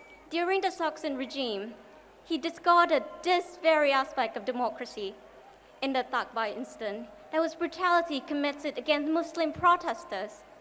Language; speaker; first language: English; non-native, fluent; Thai